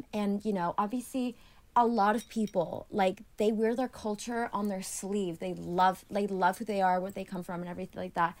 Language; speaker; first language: English; early bilingual, other home language; Greek